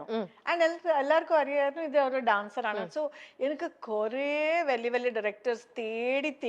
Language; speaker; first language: Malayalam; non-native, local second language; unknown